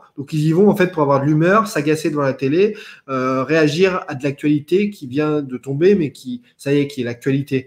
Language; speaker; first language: French; native; French